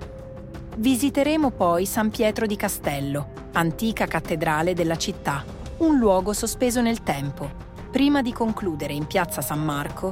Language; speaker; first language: Italian; native; Italian